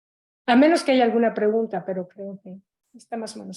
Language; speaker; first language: Spanish; native; Spanish